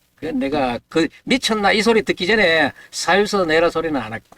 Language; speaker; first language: Korean; native; Korean